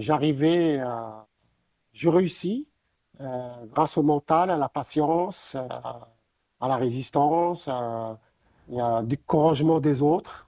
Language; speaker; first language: French; non-native, local second language; Arabic